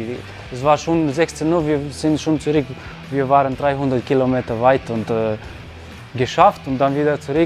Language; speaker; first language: German; non-native, local second language; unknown